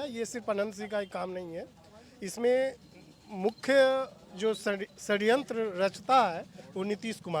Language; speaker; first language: Hindi; native; Hindi